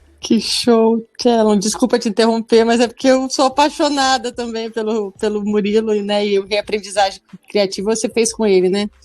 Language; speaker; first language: Portuguese; native; Portuguese